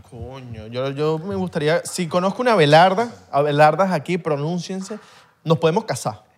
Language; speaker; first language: Spanish; native; Spanish